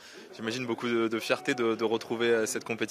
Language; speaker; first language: French; native; French